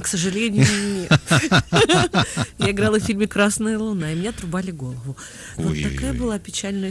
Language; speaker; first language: Russian; native; Russian